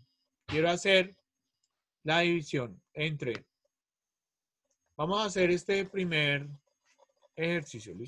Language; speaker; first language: Spanish; native; Spanish